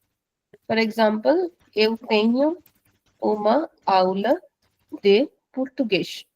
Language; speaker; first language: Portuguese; non-native, fluent; Hindi